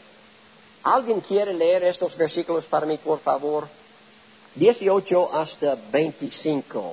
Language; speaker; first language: Spanish; non-native, learner; English